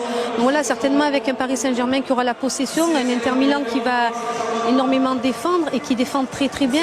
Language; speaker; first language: French; native; French